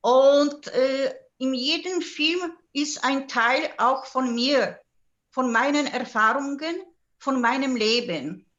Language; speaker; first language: German; non-native, fluent; Polish